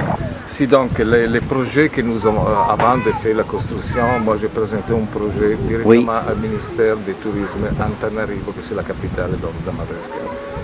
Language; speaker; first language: French; non-native, fluent; Italian